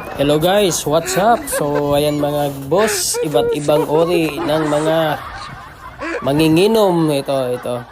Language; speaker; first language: Filipino; non-native, local second language; Cebuano